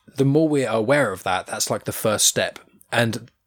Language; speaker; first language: English; native; English